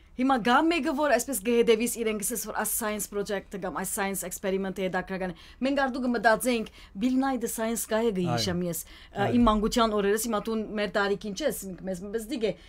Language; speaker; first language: Armenian; early bilingual, heritage; Armenian